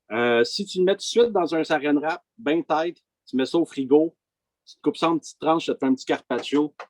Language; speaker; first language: French; native; French